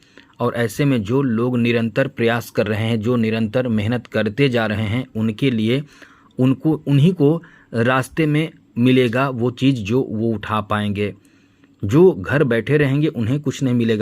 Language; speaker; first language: Hindi; native; Hindi